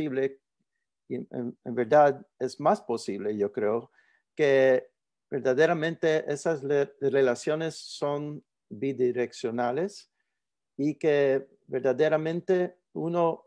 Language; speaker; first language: Spanish; early bilingual, heritage; Spanish